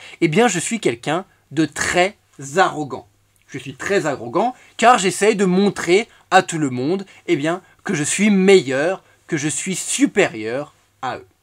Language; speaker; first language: French; native; French